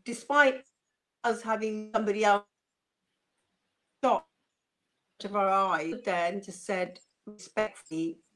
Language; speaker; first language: English; non-native, local second language; Punjabi